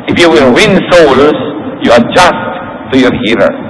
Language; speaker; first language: English; non-native, local second language; Filipino